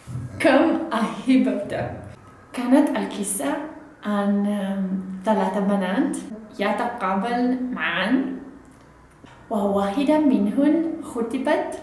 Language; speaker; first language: Arabic; non-native, learner; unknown